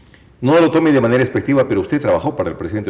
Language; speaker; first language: Spanish; native; Spanish